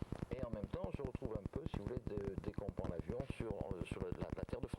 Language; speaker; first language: French; native; French